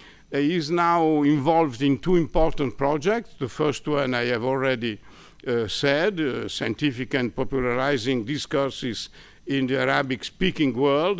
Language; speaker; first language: English; non-native, fluent; Italian